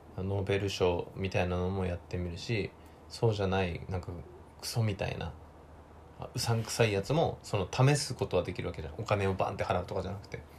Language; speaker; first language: Japanese; native; Japanese